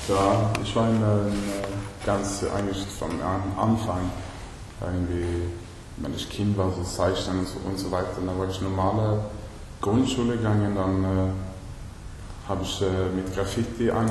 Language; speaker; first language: German; non-native, learner; Swedish